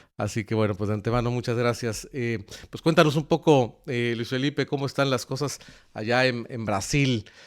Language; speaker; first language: Spanish; native; Spanish